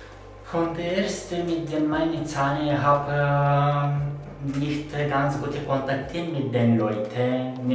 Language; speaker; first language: German; non-native, learner; Turkish